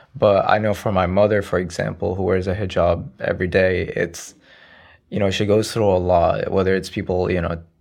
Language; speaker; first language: English; early bilingual, other home language; Arabic